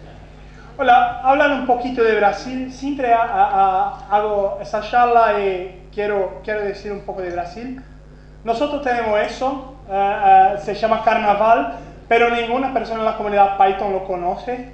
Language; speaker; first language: Spanish; non-native, fluent; Portuguese